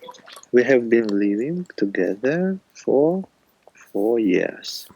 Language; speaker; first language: English; non-native, learner; Russian